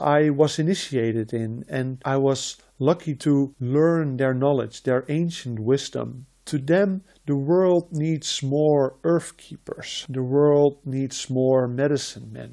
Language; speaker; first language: English; non-native, fluent; Dutch